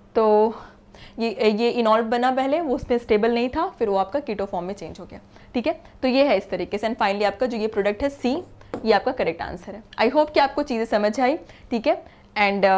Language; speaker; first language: Hindi; native; Hindi